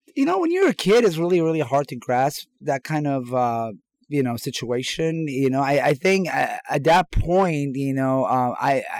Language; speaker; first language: English; non-native, fluent; Persian